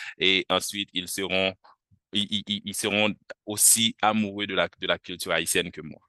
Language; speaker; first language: French; non-native, local second language; Haitian Creole